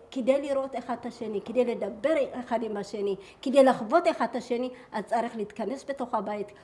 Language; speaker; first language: Hebrew; early bilingual, other home language; Amharic